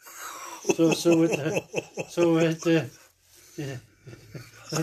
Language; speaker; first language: English; native; English